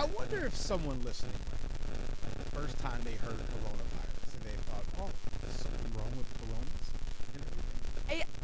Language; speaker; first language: English; native; English